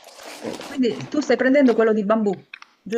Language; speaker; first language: Italian; native; Italian